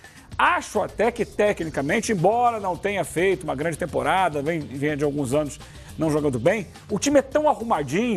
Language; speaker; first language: Portuguese; native; Portuguese